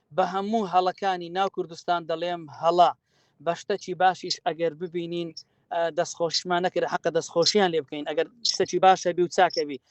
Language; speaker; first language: Central Kurdish; native; Central Kurdish